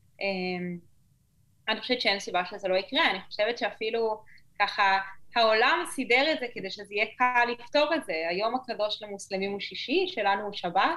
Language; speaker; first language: Hebrew; native; Hebrew